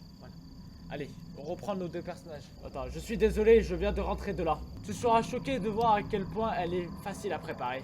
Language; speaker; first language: French; native; French